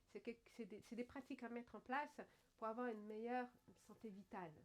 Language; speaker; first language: French; native; French